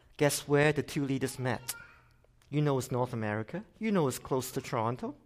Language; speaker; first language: English; non-native, local second language; Cantonese